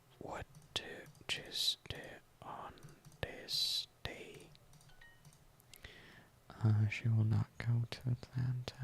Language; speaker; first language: English; non-native, fluent; Russian